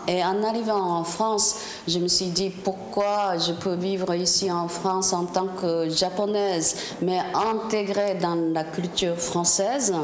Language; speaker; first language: French; non-native, fluent; Japanese